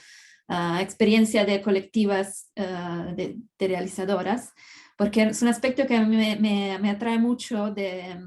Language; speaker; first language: Spanish; non-native, fluent; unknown